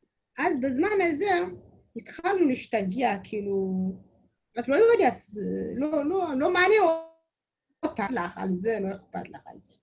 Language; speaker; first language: Hebrew; non-native, learner; Amharic